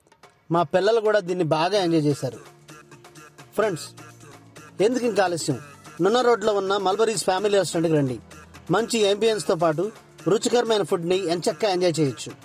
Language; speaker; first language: Telugu; native; Telugu